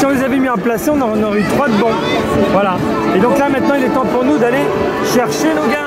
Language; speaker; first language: French; native; French